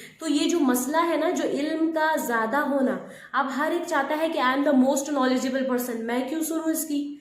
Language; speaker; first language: Urdu; native; Urdu